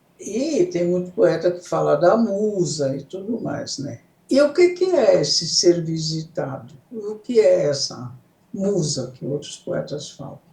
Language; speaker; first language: Portuguese; early bilingual, other home language; Italian